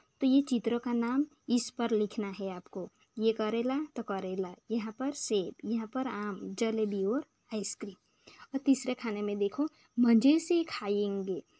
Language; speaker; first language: Hindi; non-native, local second language; Gujarati